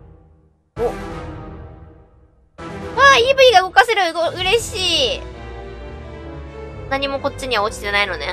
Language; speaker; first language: Japanese; native; Japanese